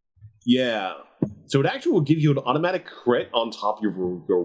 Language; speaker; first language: English; native; English